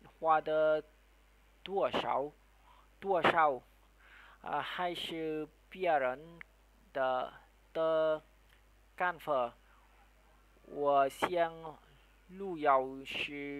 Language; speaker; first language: Chinese; non-native, learner; Vietnamese